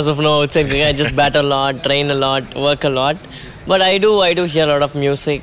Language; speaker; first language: English; non-native, local second language; Tamil